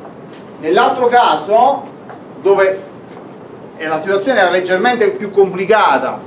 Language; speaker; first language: Italian; native; Italian